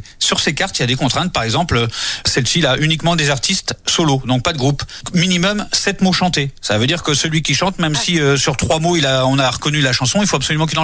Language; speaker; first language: French; native; French